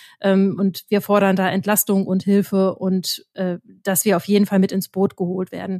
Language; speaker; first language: German; native; German